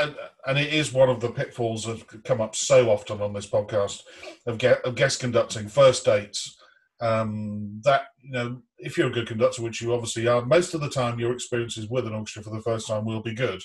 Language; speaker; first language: English; native; English